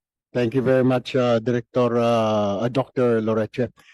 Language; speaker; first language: English; non-native, local second language; Filipino